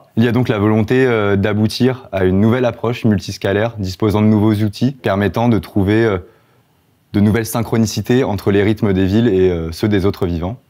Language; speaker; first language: French; native; French